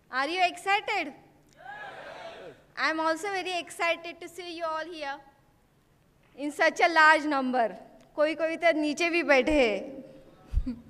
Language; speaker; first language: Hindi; non-native, local second language; Marathi